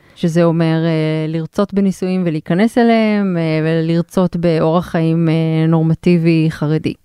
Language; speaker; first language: Hebrew; native; Hebrew